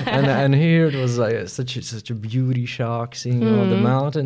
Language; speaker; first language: English; non-native, fluent; Latvian